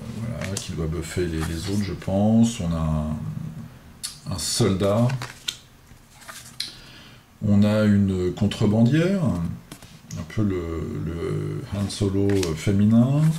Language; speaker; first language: French; native; French